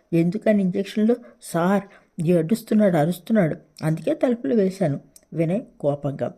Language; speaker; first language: Telugu; native; Telugu